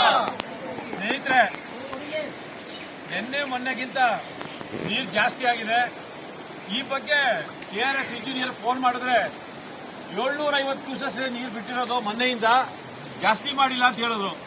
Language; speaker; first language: Kannada; native; Kannada